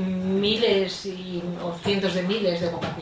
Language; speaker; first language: Spanish; native; Spanish